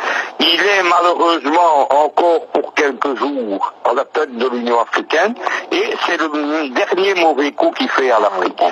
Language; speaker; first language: French; native; French